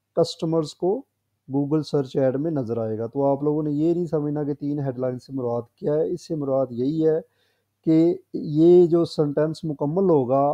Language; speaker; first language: Urdu; non-native, local second language; Punjabi